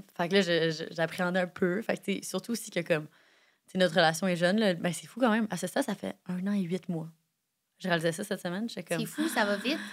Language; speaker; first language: French; native; French